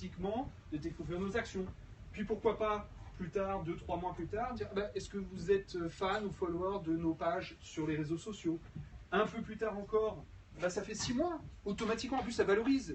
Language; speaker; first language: French; native; French